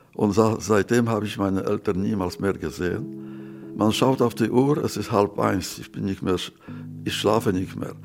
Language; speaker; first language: German; non-native, fluent; Yiddish